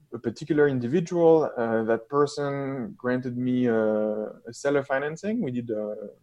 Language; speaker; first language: English; non-native, fluent; French